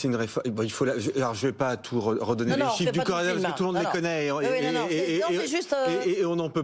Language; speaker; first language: French; native; French